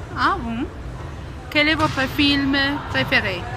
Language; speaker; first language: French; non-native, fluent; Spanish